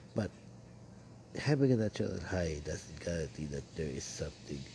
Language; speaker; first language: English; non-native, local second language; Filipino